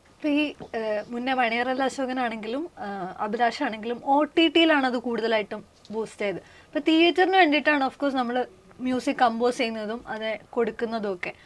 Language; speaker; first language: Malayalam; native; Malayalam